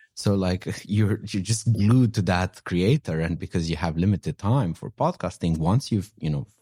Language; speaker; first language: English; non-native, fluent; Romanian